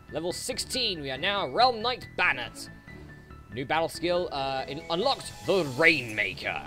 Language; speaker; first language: English; native; English